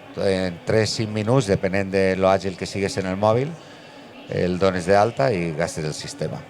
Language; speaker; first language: Catalan; non-native, local second language; Spanish